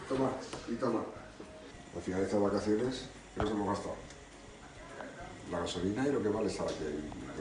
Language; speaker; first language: Spanish; native; Spanish